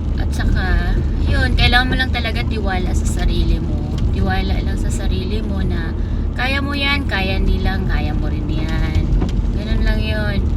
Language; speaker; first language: Filipino; native; Filipino